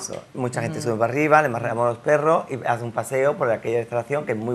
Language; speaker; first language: Spanish; native; Spanish